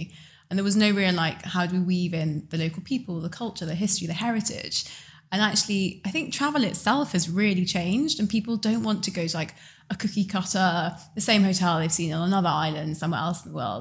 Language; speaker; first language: English; native; English